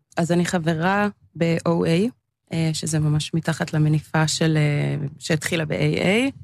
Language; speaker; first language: Hebrew; early bilingual, other home language; English